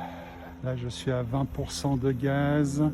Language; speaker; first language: French; native; French